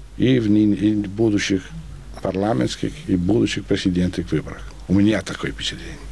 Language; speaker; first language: Russian; non-native, fluent; Italian